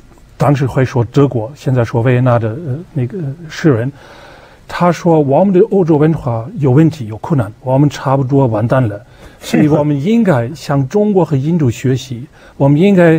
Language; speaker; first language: Chinese; non-native, fluent; German